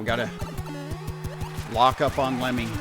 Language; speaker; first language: English; native; English